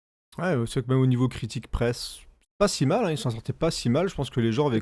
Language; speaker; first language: French; native; French